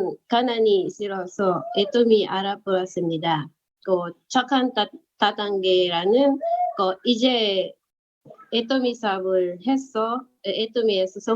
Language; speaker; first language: Korean; early bilingual, other home language; Filipino